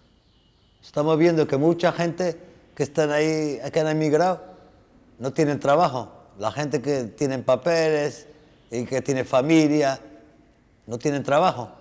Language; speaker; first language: Spanish; non-native, fluent; Arabic